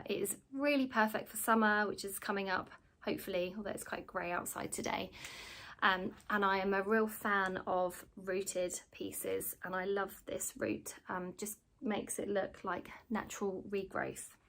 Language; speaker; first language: English; native; English